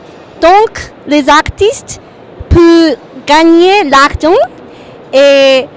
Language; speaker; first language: French; non-native, learner; Japanese